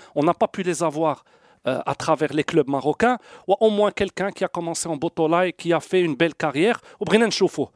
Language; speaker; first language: French; non-native, local second language; Arabic